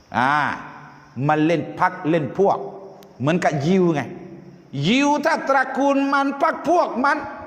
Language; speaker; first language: Thai; non-native, local second language; Malay